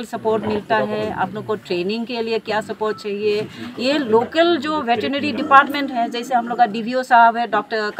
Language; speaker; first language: Hindi; non-native, local second language; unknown